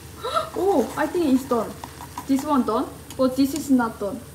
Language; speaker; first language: English; non-native, learner; Korean